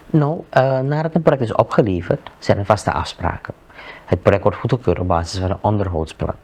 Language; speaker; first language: Dutch; native; Dutch